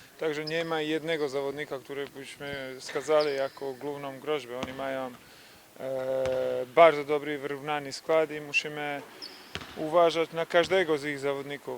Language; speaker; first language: Polish; non-native, fluent; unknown